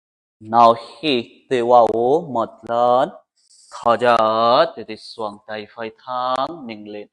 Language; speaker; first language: Vietnamese; non-native, learner; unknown